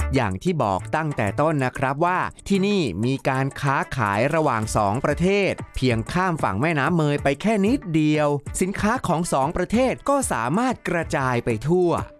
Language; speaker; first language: Thai; native; Thai